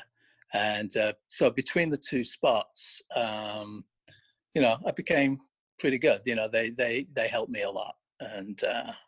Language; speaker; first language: English; native; English